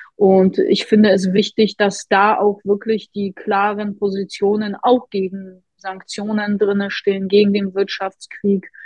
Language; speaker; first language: German; non-native, fluent; Polish